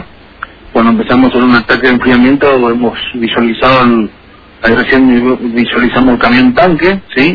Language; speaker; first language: Spanish; native; Spanish